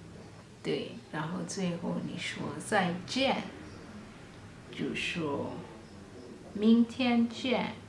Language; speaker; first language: Chinese; non-native, fluent; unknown